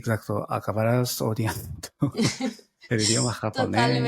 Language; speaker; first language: Spanish; non-native, fluent; Japanese